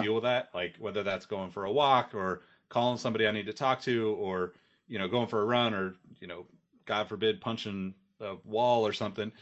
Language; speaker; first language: English; native; English